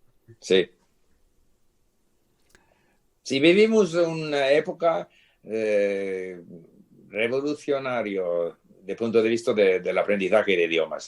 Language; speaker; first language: Spanish; non-native, fluent; English